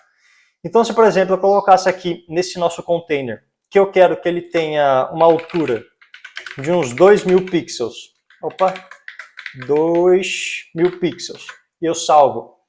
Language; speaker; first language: Portuguese; native; Portuguese